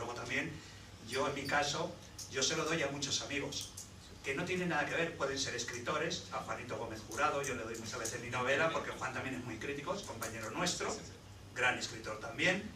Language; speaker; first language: Spanish; native; Spanish